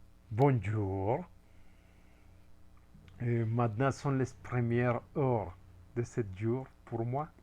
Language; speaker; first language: French; non-native, fluent; Spanish